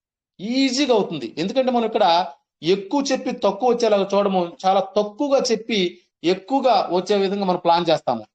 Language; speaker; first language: Telugu; native; Telugu